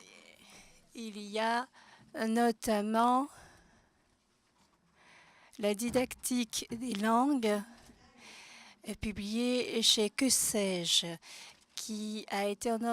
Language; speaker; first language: French; non-native, fluent; Japanese